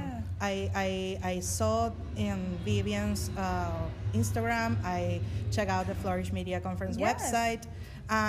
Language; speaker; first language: English; non-native, fluent; Spanish